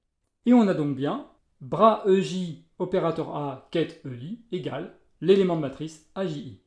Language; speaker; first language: French; native; French